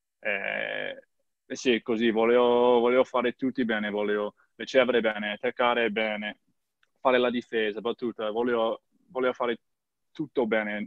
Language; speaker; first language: Italian; non-native, learner; English